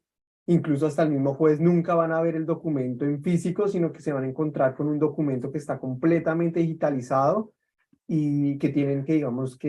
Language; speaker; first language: Spanish; native; Spanish